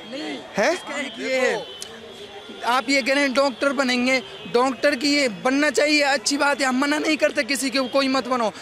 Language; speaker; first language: Hindi; native; Hindi